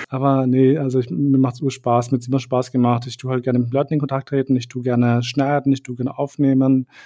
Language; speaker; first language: German; early bilingual, other home language; Albanian